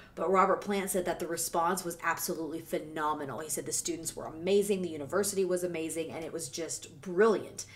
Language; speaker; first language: English; native; English